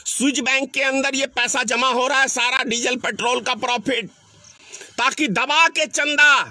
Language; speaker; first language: Hindi; native; Hindi